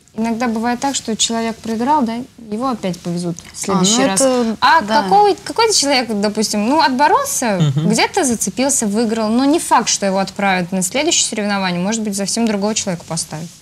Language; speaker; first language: Russian; native; Russian